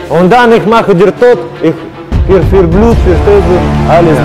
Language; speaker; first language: German; non-native, learner; Russian